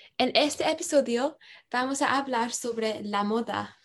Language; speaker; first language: Spanish; non-native, learner; English